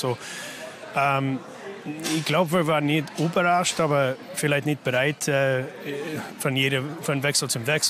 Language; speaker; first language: German; non-native, fluent; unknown